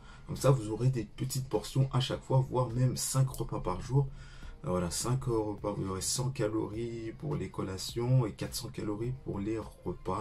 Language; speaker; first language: French; native; French